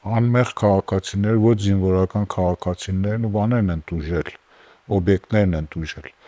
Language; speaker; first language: Armenian; native; Armenian